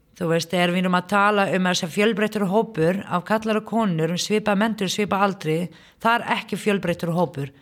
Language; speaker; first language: Icelandic; non-native, fluent; Arabic